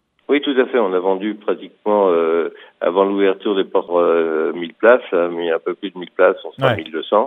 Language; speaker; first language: French; native; French